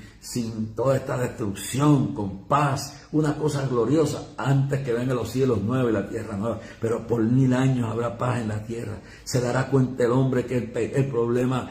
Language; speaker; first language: Spanish; native; Spanish